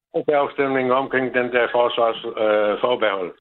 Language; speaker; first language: Danish; non-native, fluent; Czech